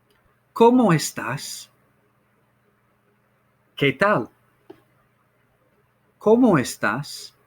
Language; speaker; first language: Spanish; non-native, fluent; English